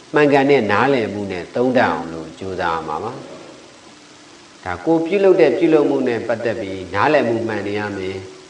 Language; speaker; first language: Burmese; native; Burmese